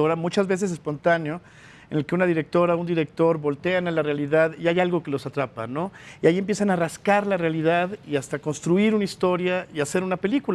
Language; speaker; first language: Spanish; native; Spanish